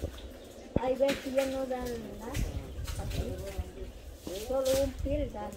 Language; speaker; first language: Spanish; non-native, local second language; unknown